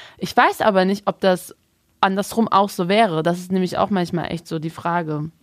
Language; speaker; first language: German; native; German